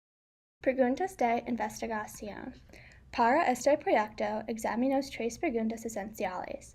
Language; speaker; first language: Spanish; non-native, learner; English